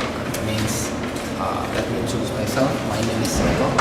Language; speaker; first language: English; non-native, fluent; Indonesian